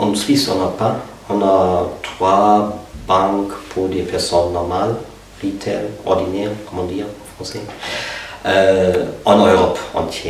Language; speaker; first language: French; non-native, fluent; German